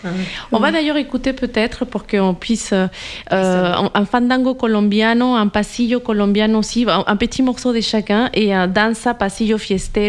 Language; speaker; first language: French; native; French